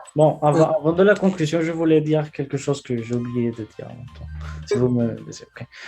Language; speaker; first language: French; non-native, fluent; Spanish